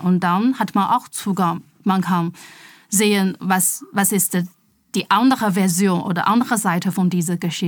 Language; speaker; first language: German; non-native, fluent; Chinese